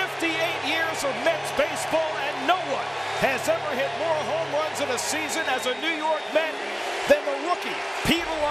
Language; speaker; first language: English; native; English